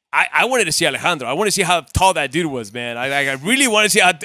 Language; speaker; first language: English; early bilingual, other home language; Spanish